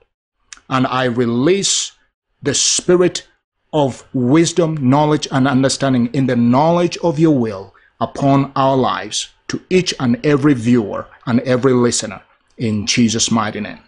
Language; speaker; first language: English; non-native, local second language; Ganda